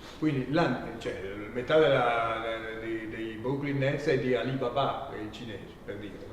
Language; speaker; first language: Italian; native; Italian